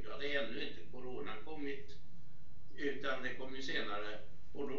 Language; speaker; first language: Swedish; native; Swedish